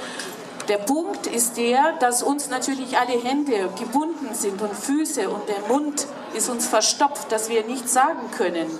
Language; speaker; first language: German; non-native, fluent; Russian